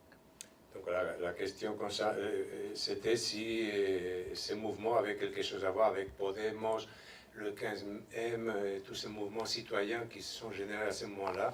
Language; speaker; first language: French; non-native, fluent; Spanish